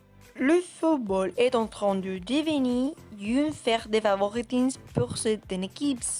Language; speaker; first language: French; non-native, learner; Spanish